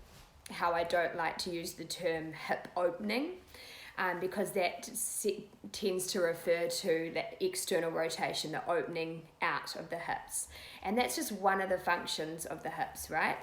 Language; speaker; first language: English; native; English